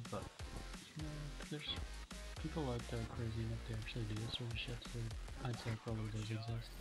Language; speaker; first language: English; native; English